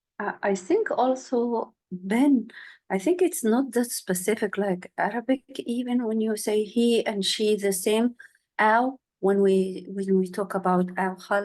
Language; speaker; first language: English; non-native, fluent; Arabic